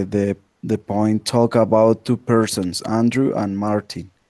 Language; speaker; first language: English; non-native, learner; Spanish